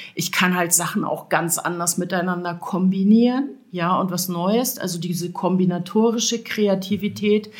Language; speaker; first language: German; native; German